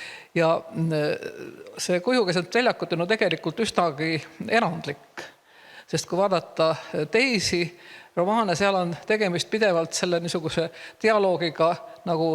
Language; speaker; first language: Estonian; native; Estonian